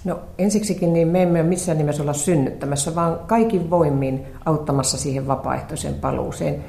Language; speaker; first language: Finnish; native; Finnish